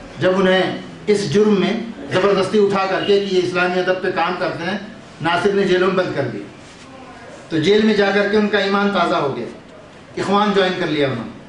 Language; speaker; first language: Urdu; native; Urdu